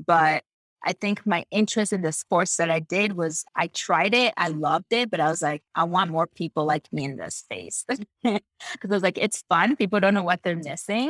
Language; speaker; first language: English; non-native, fluent; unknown